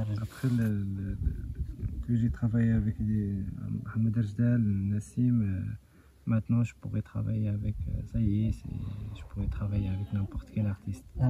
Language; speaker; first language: French; non-native, local second language; Arabic